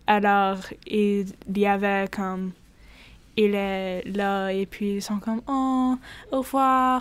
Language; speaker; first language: French; non-native, local second language; English